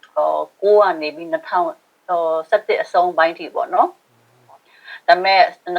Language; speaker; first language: Burmese; non-native, local second language; Shan